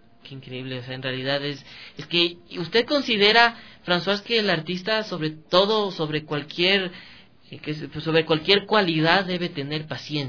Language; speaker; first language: Spanish; native; Spanish